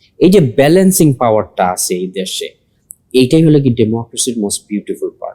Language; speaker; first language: Bangla; early bilingual, heritage; Sylheti